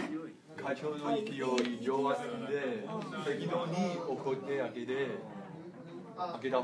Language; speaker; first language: Japanese; non-native, learner; Thai